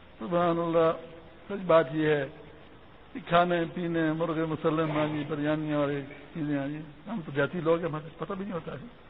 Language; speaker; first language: Urdu; non-native, local second language; Pashto